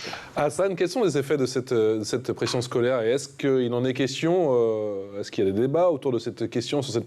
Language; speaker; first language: French; native; French